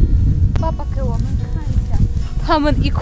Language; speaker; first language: Chinese; non-native, fluent; Russian